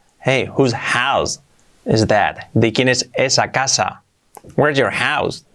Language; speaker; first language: English; non-native, fluent; Spanish